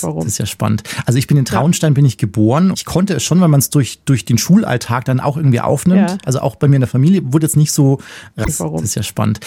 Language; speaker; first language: German; native; German